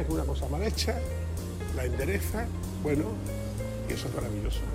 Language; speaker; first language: Spanish; native; Spanish